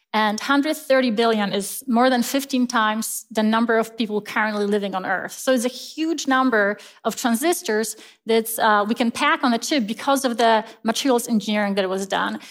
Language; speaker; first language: English; non-native, fluent; Polish